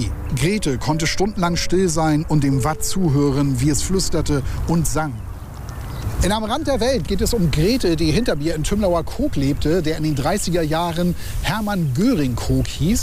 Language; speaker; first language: German; native; German